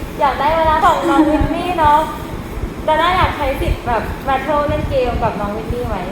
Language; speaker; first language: Thai; native; Thai